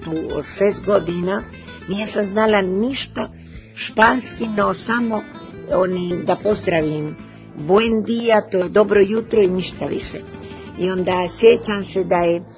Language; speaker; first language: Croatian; early bilingual, heritage; Serbian